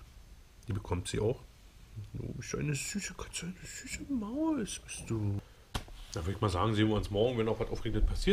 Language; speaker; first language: German; native; German